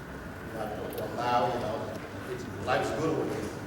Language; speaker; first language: English; non-native, learner; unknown